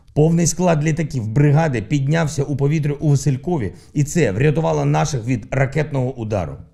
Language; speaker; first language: Ukrainian; non-native, local second language; Russian